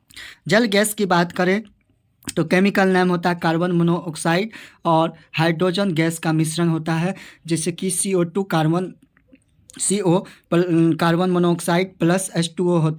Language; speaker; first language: Hindi; native; Hindi